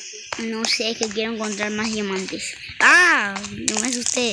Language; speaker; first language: Spanish; native; Spanish